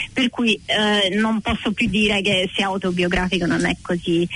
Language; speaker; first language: Italian; non-native, fluent; English